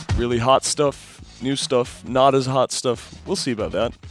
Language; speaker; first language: English; non-native, fluent; German